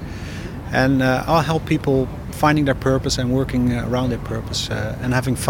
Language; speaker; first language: English; non-native, fluent; Dutch